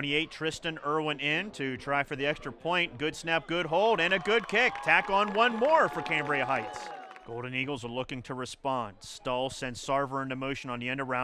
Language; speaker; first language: English; native; English